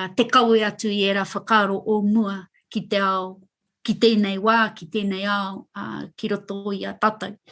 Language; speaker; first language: Māori; non-native, local second language; English